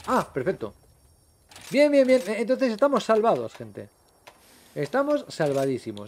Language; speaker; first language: Spanish; native; Spanish